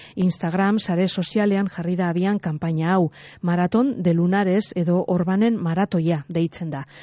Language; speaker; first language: Basque; native; Basque